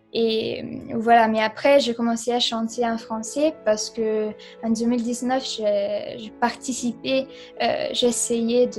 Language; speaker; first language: French; non-native, fluent; Italian